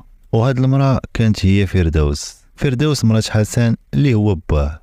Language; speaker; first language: Arabic; native; Arabic